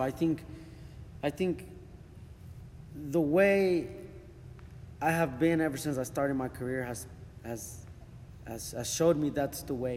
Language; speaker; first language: English; early bilingual, other home language; Spanish